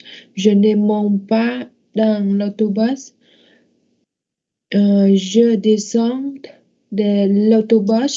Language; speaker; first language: French; non-native, learner; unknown